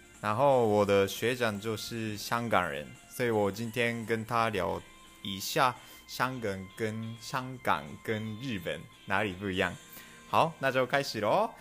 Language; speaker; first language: Chinese; non-native, fluent; Japanese